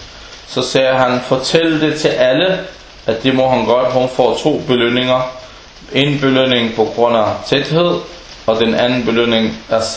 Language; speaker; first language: Danish; non-native, local second language; Arabic